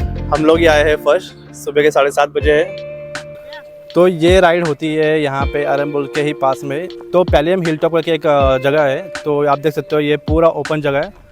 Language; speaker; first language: Hindi; native; Hindi